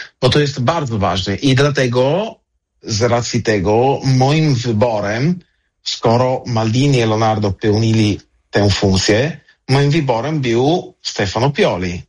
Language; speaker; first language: Polish; non-native, fluent; Italian